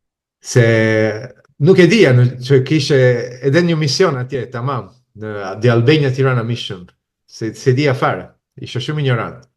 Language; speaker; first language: Albanian; non-native, fluent; Italian